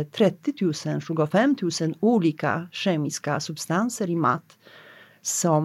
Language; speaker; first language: Swedish; non-native, fluent; Polish